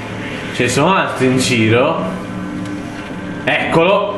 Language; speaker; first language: Italian; native; Italian